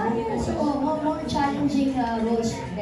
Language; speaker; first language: English; non-native, local second language; Filipino